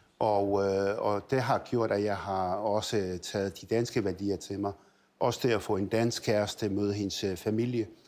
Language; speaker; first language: Danish; early bilingual, other home language; Arabic